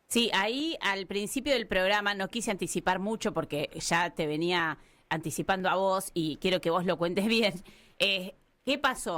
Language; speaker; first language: Spanish; native; Spanish